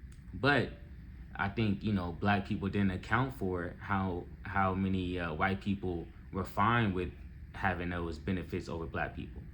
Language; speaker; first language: English; native; English